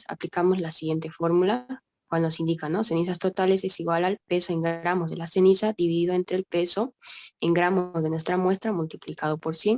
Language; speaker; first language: Spanish; native; Spanish